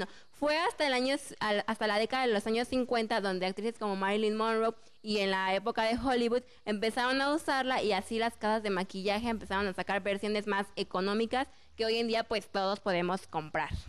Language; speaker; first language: Spanish; native; Spanish